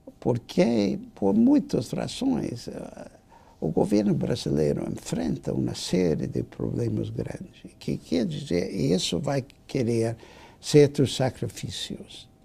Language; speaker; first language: Portuguese; non-native, fluent; English